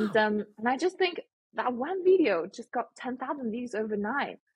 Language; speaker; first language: English; non-native, fluent; Chinese